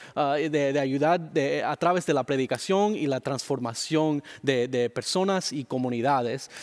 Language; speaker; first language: Spanish; early bilingual, heritage; Spanish